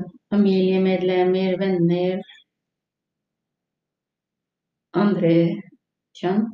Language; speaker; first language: Norwegian; non-native, fluent; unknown